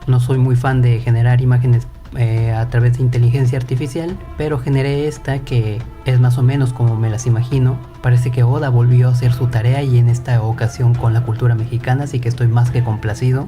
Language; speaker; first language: Spanish; native; Spanish